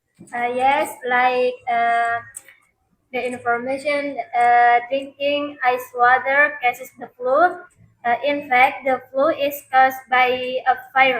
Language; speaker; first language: English; non-native, learner; Indonesian